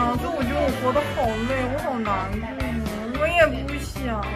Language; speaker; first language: Chinese; native; Chinese